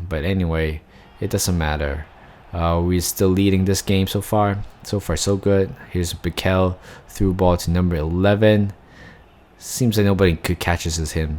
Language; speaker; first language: English; non-native, fluent; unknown